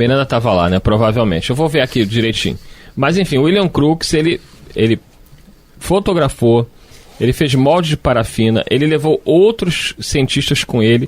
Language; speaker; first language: Portuguese; native; Portuguese